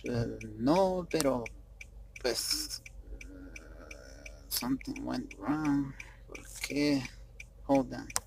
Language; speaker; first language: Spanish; early bilingual, heritage; Spanish